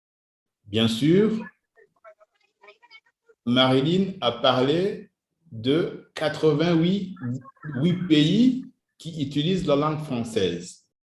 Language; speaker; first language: French; non-native, local second language; Kinyarwanda